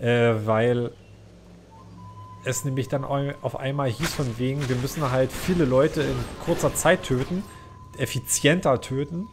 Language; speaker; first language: German; native; German